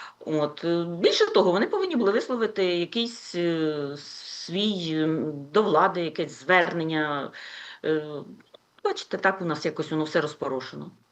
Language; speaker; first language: Ukrainian; native; Ukrainian